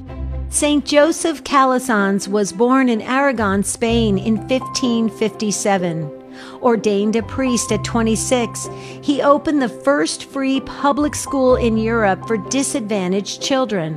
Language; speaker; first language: English; native; English